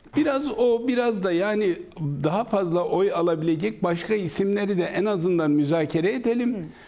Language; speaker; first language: Turkish; native; Turkish